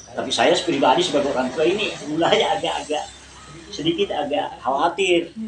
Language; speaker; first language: Indonesian; non-native, local second language; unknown